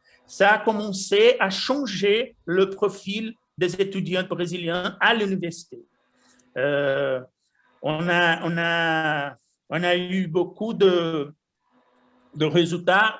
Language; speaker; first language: French; non-native, fluent; Portuguese